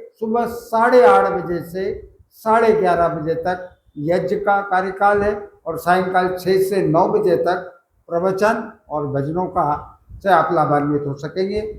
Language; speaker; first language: Hindi; native; Hindi